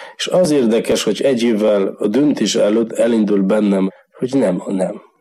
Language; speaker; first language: Hungarian; non-native, learner; Polish